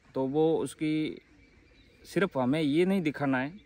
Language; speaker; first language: Hindi; native; Hindi